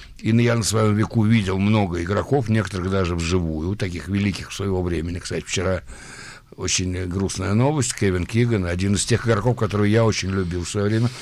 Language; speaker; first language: Russian; early bilingual, heritage; Russian